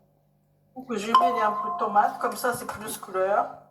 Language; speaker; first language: French; non-native, learner; Japanese